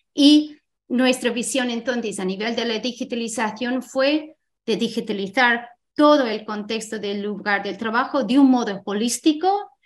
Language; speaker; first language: Spanish; non-native, fluent; English